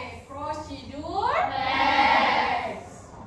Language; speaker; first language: English; non-native, learner; Indonesian